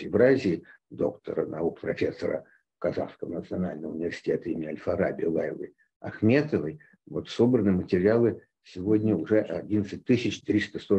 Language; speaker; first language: Russian; native; Russian